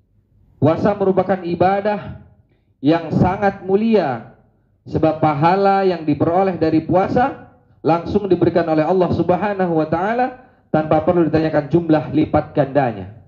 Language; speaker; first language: Indonesian; native; Indonesian